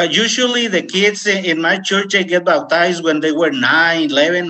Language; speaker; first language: English; non-native, fluent; Spanish